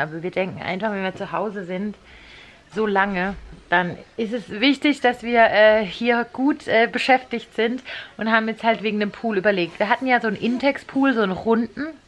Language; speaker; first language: German; native; German